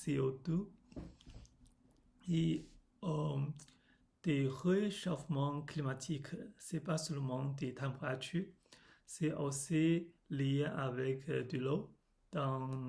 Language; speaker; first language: French; non-native, learner; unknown